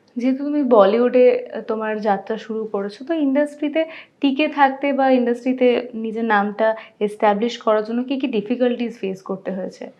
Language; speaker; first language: Bangla; native; Bangla